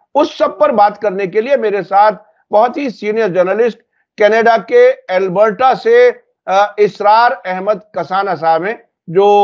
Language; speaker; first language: Hindi; native; Hindi